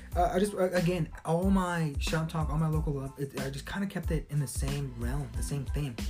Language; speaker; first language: English; early bilingual, other home language; Spanish